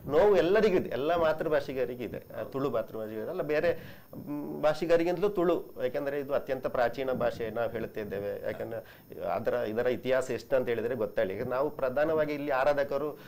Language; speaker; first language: Kannada; non-native, local second language; Tulu